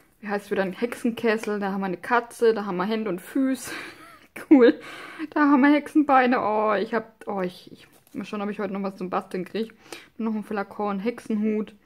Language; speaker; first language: German; non-native, fluent; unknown